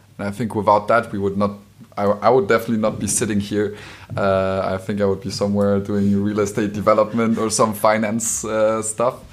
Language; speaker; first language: English; non-native, fluent; German